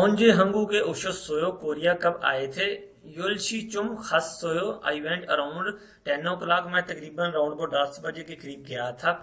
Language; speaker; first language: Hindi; non-native, local second language; Punjabi